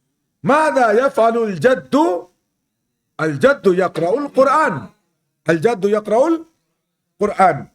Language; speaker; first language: Arabic; non-native, fluent; Urdu